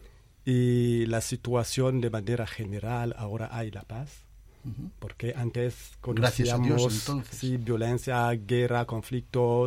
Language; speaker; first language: Spanish; non-native, fluent; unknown